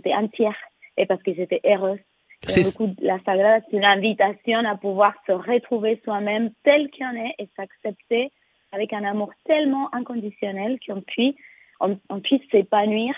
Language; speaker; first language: French; non-native, fluent; Spanish